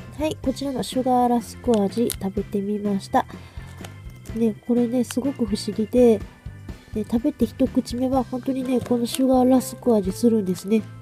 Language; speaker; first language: Japanese; native; Japanese